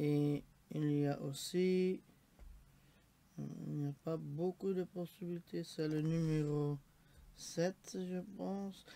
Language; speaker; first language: French; non-native, local second language; Dutch